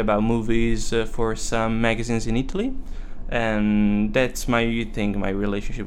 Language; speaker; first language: English; non-native, fluent; Italian